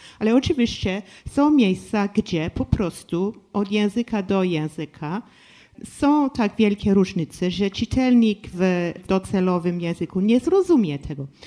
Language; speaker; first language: Polish; non-native, fluent; English